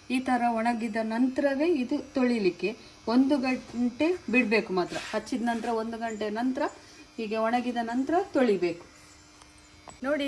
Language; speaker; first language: Kannada; non-native, local second language; Tulu